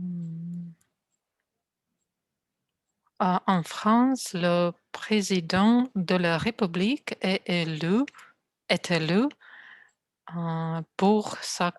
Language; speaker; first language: French; non-native, learner; Russian